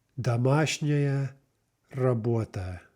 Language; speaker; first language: Russian; non-native, fluent; English